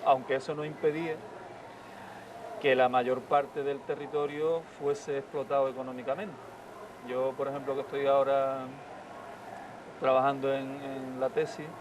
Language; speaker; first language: Spanish; native; Spanish